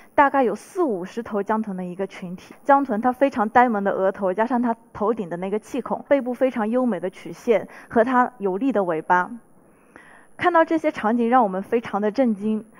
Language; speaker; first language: Chinese; native; Chinese